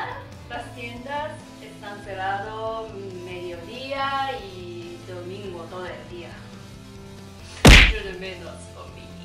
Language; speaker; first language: Spanish; non-native, learner; Japanese